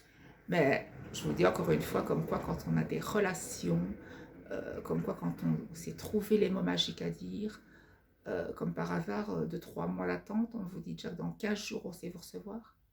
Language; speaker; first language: French; native; French